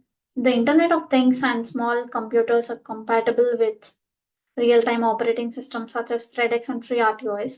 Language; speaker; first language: English; non-native, local second language; Telugu